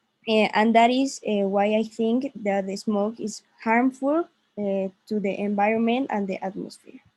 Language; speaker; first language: English; non-native, learner; Spanish